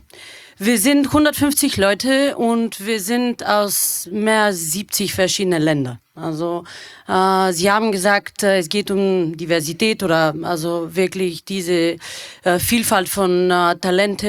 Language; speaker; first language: German; non-native, fluent; Bulgarian